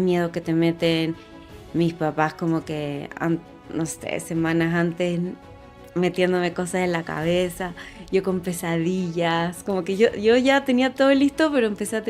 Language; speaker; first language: Spanish; native; Spanish